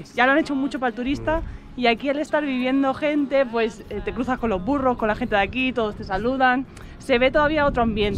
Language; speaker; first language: Spanish; native; Spanish